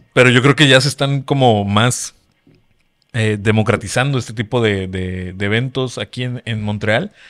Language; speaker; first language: Spanish; native; Spanish